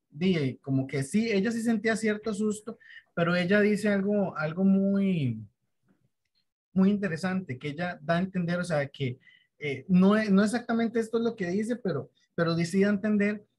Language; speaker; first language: Spanish; native; Spanish